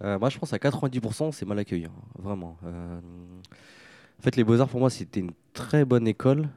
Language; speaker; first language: French; native; French